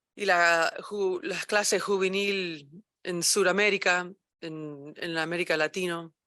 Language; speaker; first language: Spanish; early bilingual, heritage; Spanish